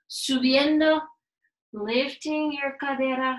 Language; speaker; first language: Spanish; non-native, learner; English